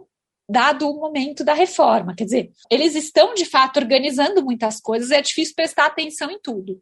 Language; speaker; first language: Portuguese; native; Portuguese